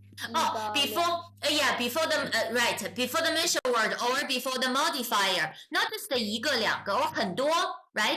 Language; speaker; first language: English; non-native, fluent; Chinese